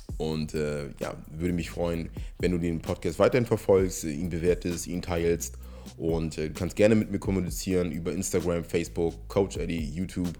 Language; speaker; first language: German; early bilingual, other home language; Ewe